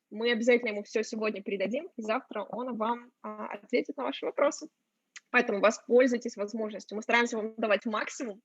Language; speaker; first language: Russian; native; Russian